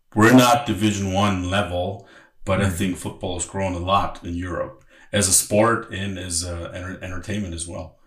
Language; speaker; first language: English; non-native, fluent; German